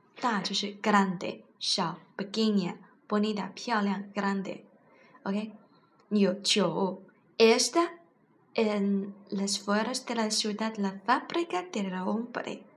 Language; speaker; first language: Spanish; non-native, learner; Chinese